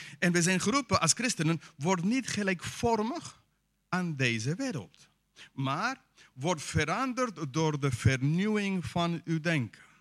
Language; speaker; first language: Dutch; non-native, fluent; English